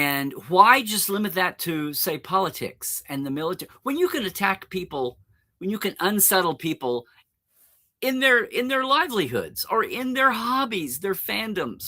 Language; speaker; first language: English; native; English